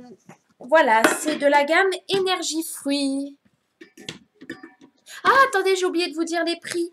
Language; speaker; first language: French; native; French